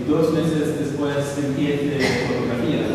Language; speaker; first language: Spanish; non-native, learner; Arabic